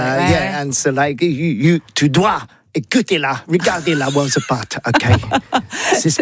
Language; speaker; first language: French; non-native, learner; English